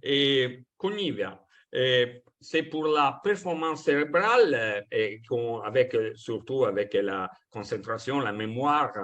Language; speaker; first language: French; non-native, fluent; Italian